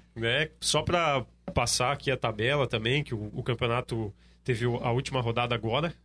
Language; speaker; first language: Portuguese; native; Portuguese